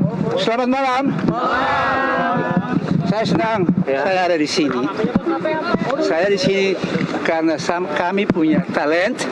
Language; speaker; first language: Indonesian; early bilingual, heritage; Indonesian